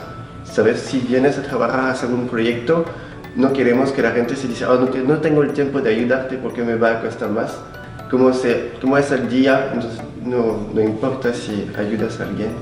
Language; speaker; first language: Spanish; non-native, fluent; French